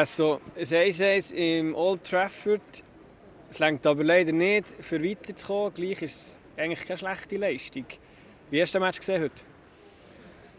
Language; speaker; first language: German; native; German